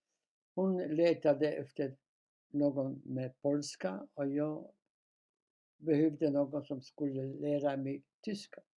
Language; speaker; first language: Swedish; non-native, fluent; Polish